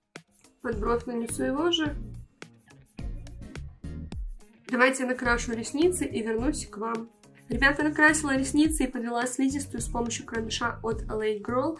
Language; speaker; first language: Russian; native; Russian